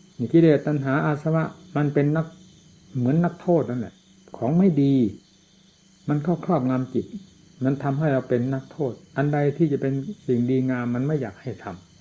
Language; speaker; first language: Thai; non-native, local second language; Northeastern Thai